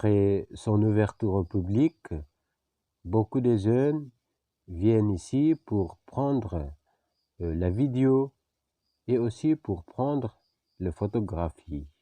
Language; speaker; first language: French; non-native, fluent; Indonesian